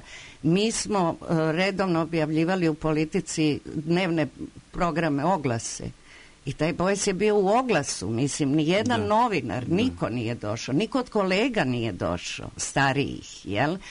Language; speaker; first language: Croatian; native; Croatian